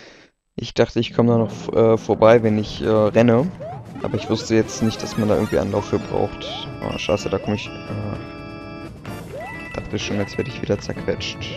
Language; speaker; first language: German; native; German